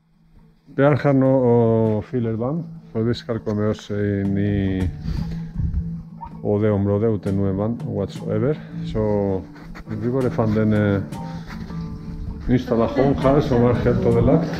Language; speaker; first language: Norwegian; non-native, fluent; Spanish